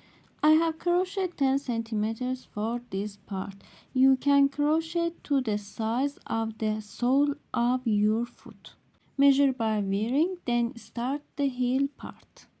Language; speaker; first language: English; non-native, learner; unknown